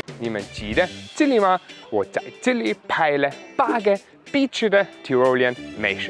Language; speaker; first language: Chinese; non-native, learner; German